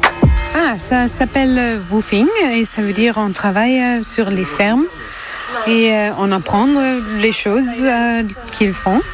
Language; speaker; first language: French; non-native, fluent; German